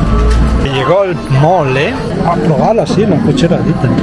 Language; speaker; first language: Spanish; non-native, fluent; Italian